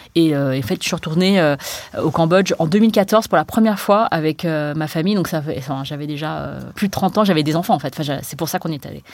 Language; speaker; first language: French; early bilingual, other home language; Chinese